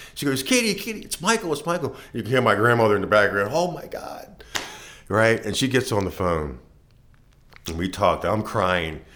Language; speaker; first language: English; native; English